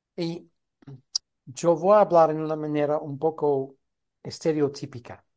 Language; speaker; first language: Spanish; non-native, fluent; English